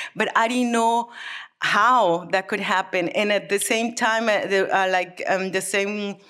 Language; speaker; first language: English; early bilingual, other home language; Spanish